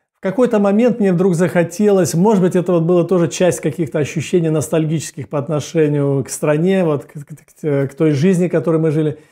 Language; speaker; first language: Russian; native; Russian